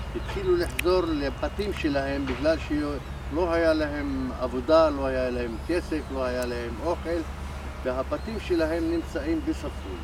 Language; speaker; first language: Hebrew; non-native, local second language; Arabic